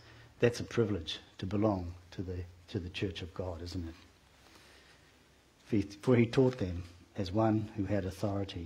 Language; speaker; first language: English; native; English